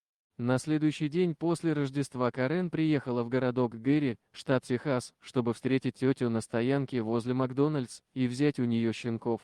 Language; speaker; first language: Russian; native; Russian